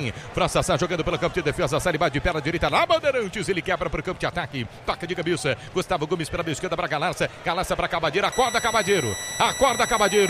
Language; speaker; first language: Portuguese; native; Portuguese